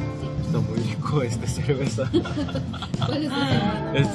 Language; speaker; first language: Spanish; non-native, fluent; Korean